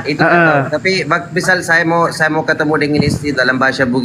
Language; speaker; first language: Indonesian; non-native, learner; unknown